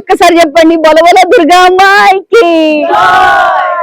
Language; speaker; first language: Telugu; non-native, local second language; Bangla